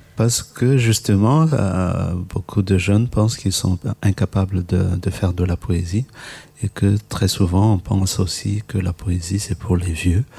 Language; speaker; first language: French; non-native, local second language; Malagasy